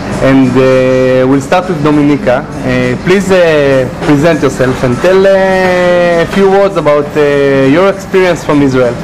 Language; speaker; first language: English; non-native, fluent; Hebrew